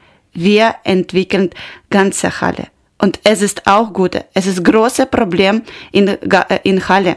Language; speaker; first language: German; non-native, learner; Ukrainian